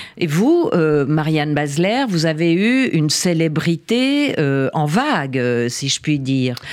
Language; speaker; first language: French; native; French